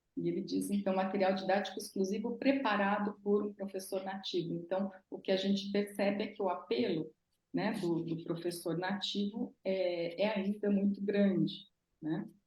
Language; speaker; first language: Portuguese; native; Portuguese